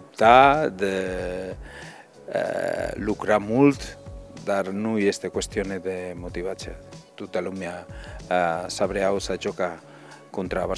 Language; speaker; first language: Romanian; non-native, learner; Spanish